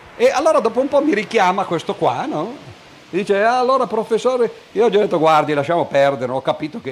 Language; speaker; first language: Italian; native; Italian